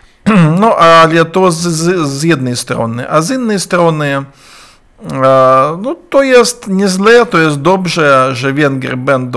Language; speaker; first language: Polish; non-native, learner; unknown